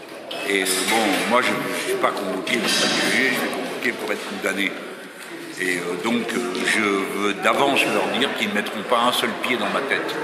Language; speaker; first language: French; native; French